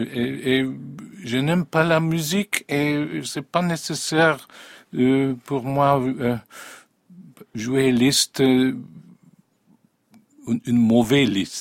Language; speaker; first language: French; non-native, fluent; Hungarian